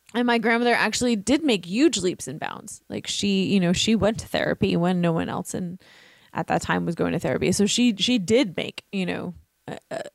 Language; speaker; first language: English; native; English